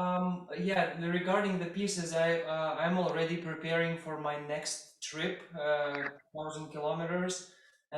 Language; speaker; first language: English; non-native, fluent; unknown